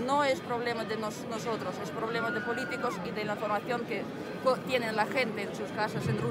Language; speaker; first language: Spanish; non-native, learner; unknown